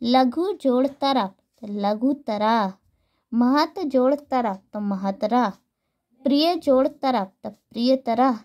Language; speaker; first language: Hindi; native; Hindi